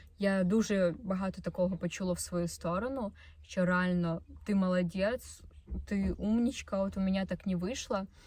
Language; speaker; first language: Ukrainian; non-native, local second language; Russian